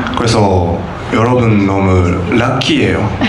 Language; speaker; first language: Korean; non-native, learner; Japanese